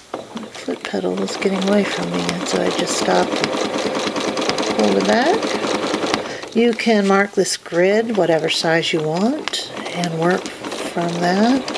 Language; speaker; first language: English; native; English